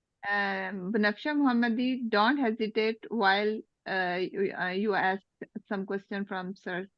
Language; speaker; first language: English; non-native, learner; Urdu